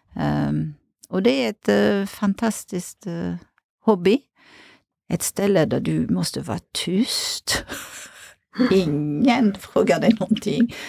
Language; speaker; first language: Swedish; non-native, fluent; French